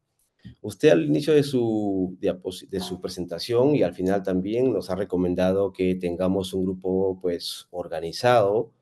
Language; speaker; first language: Spanish; native; Spanish